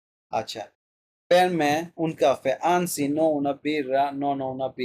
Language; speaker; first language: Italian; non-native, learner; Bangla